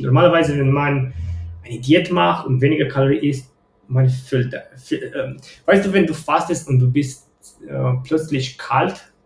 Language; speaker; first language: German; non-native, fluent; Romanian